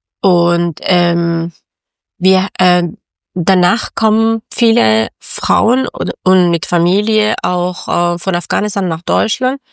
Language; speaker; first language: German; non-native, learner; Persian